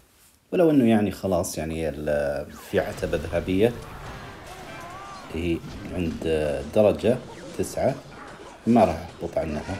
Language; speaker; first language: Arabic; native; Arabic